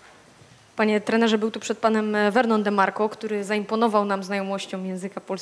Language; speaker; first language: Polish; native; Polish